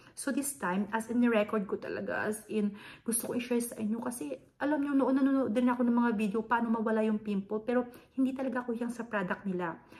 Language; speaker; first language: Filipino; non-native, local second language; Hiligaynon